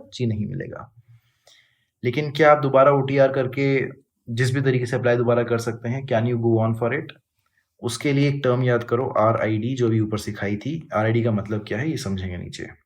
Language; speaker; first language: Hindi; native; Hindi